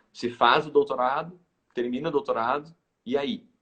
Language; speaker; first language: Portuguese; native; Portuguese